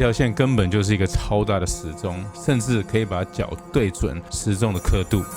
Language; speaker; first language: Chinese; native; Chinese